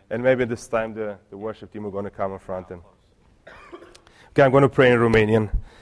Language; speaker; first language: English; non-native, fluent; Romanian